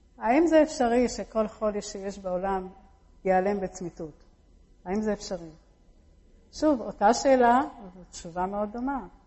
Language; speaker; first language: Hebrew; early bilingual, other home language; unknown